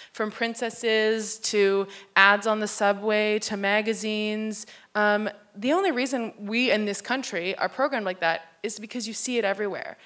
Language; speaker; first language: English; native; English